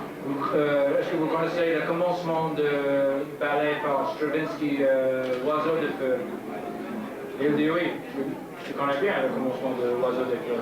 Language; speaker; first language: French; non-native, learner; English